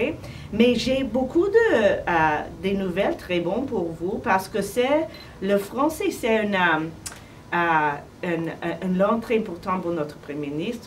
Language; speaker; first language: French; non-native, learner; English